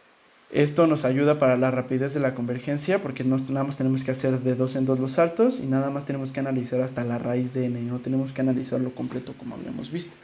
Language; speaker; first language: Spanish; native; Spanish